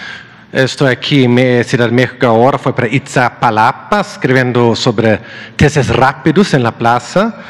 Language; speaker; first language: Spanish; non-native, learner; Swedish